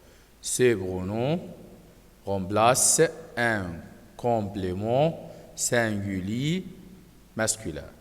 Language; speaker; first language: French; non-native, fluent; Arabic